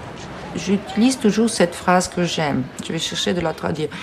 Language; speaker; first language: French; non-native, fluent; Italian